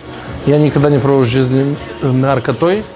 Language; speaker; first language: Russian; non-native, learner; Bulgarian